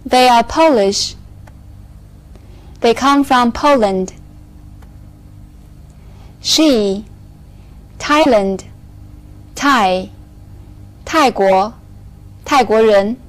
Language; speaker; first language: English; non-native, fluent; Chinese